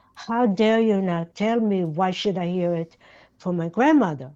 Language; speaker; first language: English; non-native, fluent; Yiddish